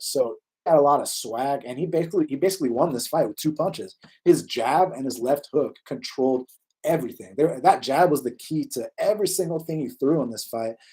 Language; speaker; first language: English; native; English